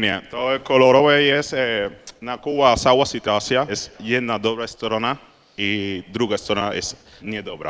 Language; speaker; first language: Polish; non-native, learner; Spanish